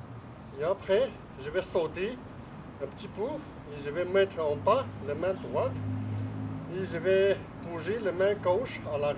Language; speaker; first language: French; non-native, fluent; Chinese